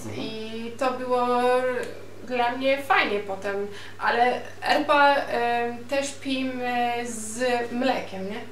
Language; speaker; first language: Polish; non-native, learner; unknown